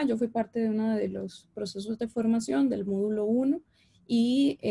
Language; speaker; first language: Spanish; native; Spanish